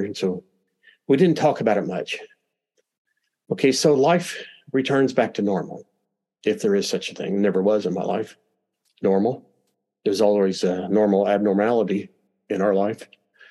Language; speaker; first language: English; native; English